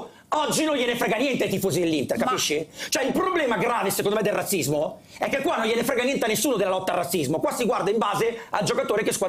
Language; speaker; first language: Italian; native; Italian